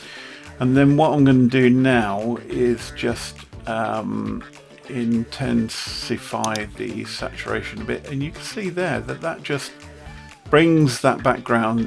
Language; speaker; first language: English; native; English